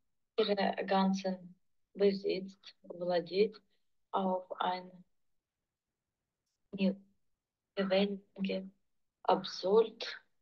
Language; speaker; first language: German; non-native, learner; Russian